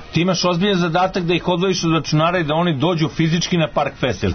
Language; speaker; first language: Serbian; native; Serbian